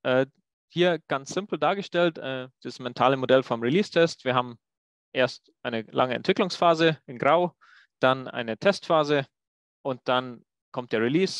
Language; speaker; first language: German; native; German